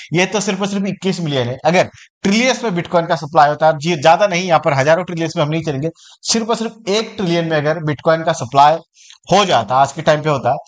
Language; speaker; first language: Hindi; native; Hindi